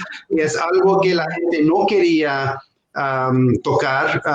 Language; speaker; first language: Spanish; non-native, fluent; English